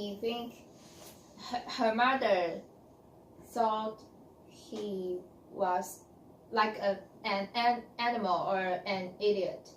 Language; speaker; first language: English; non-native, learner; Chinese